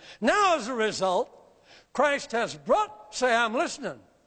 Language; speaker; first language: English; native; English